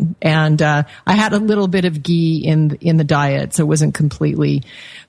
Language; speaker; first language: English; native; English